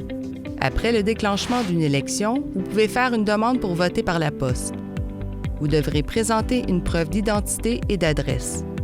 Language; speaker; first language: French; native; French